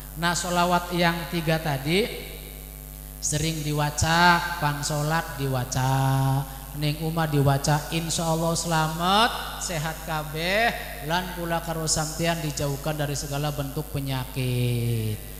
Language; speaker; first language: Malay; non-native, local second language; Javanese